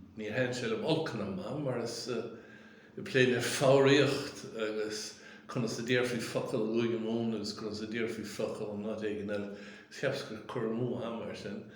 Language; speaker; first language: Irish; native; Irish